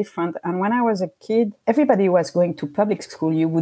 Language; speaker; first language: English; non-native, fluent; French